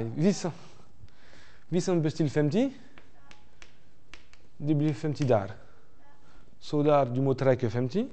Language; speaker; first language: Norwegian; non-native, learner; French